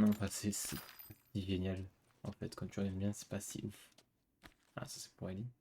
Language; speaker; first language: French; native; French